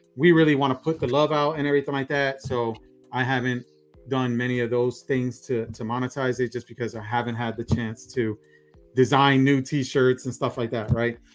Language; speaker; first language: English; native; English